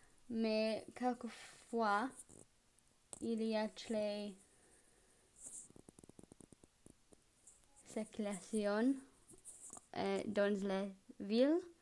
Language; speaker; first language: French; non-native, learner; English